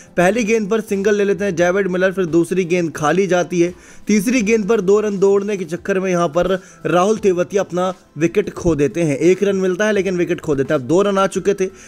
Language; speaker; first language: Hindi; native; Hindi